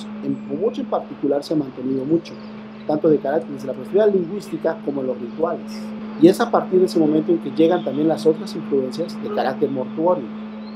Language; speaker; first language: Spanish; native; Spanish